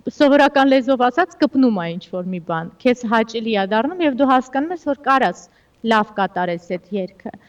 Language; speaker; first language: Armenian; early bilingual, heritage; Armenian